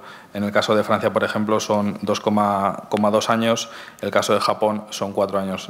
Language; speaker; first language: Spanish; native; Spanish